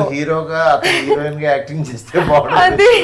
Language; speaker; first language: Telugu; native; Telugu